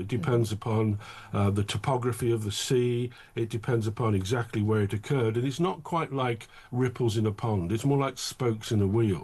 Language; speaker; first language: English; native; English